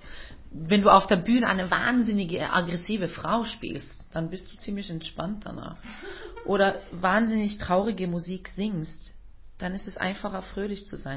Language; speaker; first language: German; non-native, fluent; Norwegian